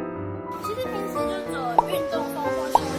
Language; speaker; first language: Chinese; native; Chinese